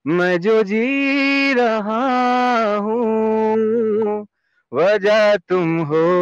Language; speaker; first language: Hindi; native; Hindi